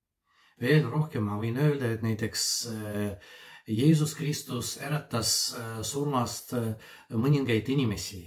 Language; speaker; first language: Estonian; non-native, fluent; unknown